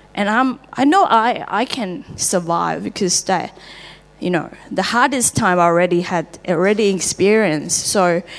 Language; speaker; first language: English; non-native, fluent; Chinese